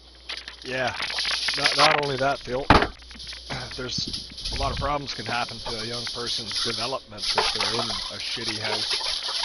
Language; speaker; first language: English; native; English